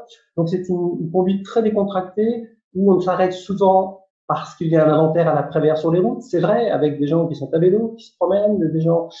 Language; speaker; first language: French; native; French